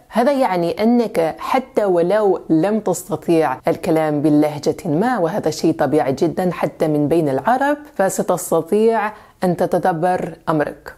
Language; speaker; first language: Arabic; non-native, fluent; French